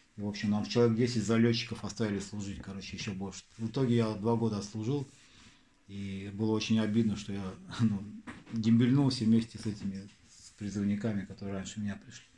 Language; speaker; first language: Russian; native; Russian